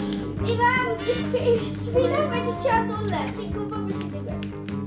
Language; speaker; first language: Welsh; native; Welsh